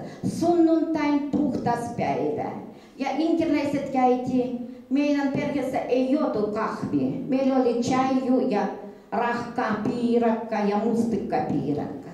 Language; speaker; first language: Finnish; early bilingual, heritage; Finnish